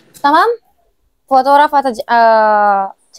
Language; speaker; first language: Turkish; non-native, learner; Indonesian